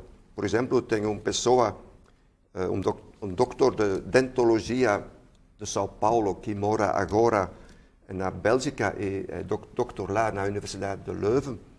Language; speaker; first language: Portuguese; non-native, fluent; Dutch